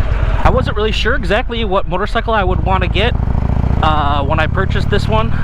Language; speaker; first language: English; native; English